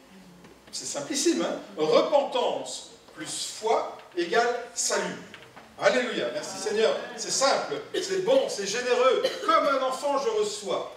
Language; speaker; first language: French; native; French